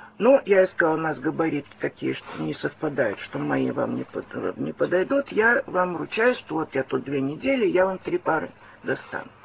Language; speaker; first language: Russian; early bilingual, heritage; Russian